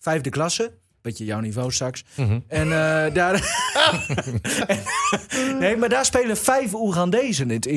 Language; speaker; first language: Dutch; native; Dutch